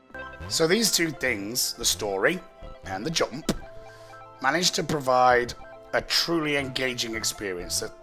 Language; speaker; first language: English; native; English